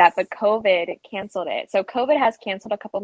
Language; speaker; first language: English; native; English